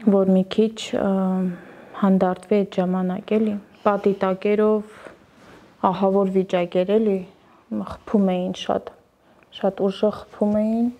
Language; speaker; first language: Armenian; native; Armenian